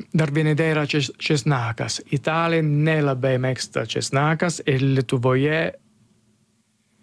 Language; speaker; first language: Lithuanian; non-native, learner; Italian